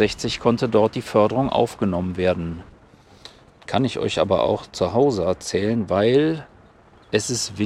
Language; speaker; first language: German; native; German